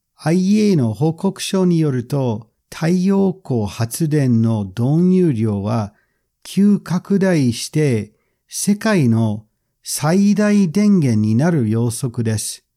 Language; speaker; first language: Japanese; non-native, fluent; English